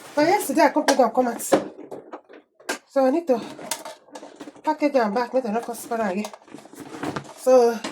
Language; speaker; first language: Nigerian Pidgin; native; Nigerian Pidgin